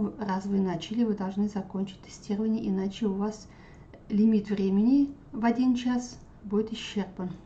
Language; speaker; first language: Russian; non-native, local second language; Tatar